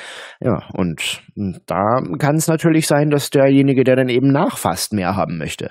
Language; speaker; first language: German; native; German